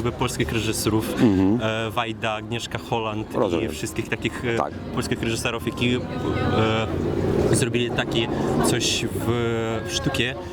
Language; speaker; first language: Polish; non-native, learner; Ukrainian